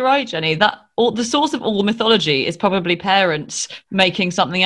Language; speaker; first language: English; native; English